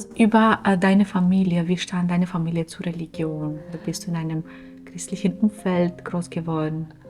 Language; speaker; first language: German; non-native, fluent; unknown